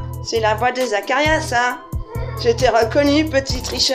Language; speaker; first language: French; native; French